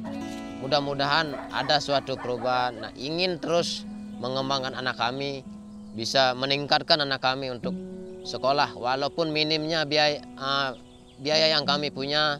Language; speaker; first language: Indonesian; non-native, local second language; Balinese